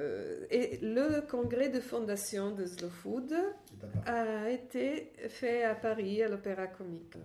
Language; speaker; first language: French; non-native, fluent; Italian